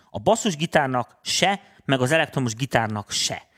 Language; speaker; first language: Hungarian; native; Hungarian